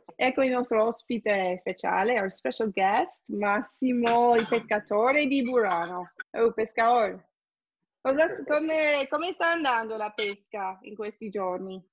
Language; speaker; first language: Italian; non-native, fluent; English